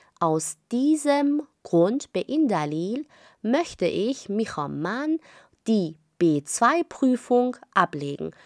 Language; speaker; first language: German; non-native, fluent; Persian